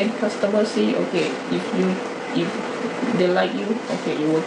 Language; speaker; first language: English; non-native, learner; Thai